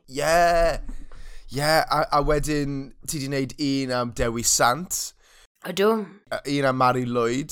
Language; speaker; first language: Welsh; non-native, local second language; English